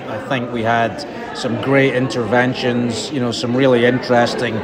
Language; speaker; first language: English; non-native, fluent; Portuguese